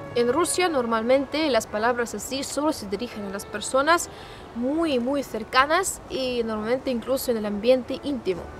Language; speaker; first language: Spanish; non-native, fluent; Russian